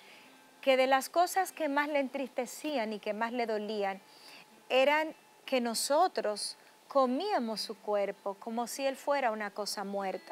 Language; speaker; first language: Spanish; native; Spanish